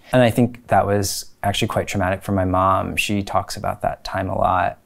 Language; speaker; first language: English; native; English